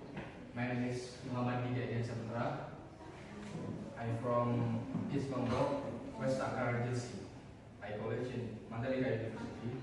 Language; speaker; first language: English; non-native, learner; Indonesian